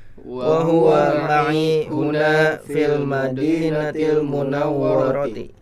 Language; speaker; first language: Arabic; non-native, learner; Indonesian